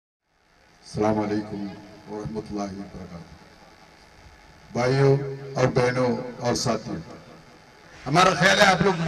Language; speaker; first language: Hindi; non-native, local second language; Malayalam